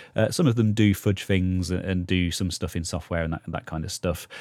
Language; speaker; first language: English; native; English